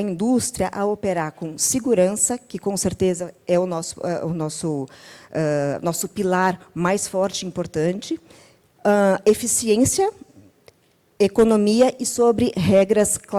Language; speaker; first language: Portuguese; native; Portuguese